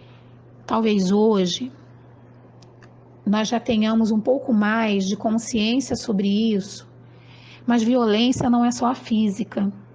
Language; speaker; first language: Portuguese; native; Portuguese